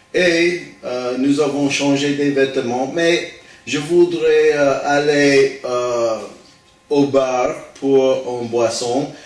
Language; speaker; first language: French; non-native, learner; English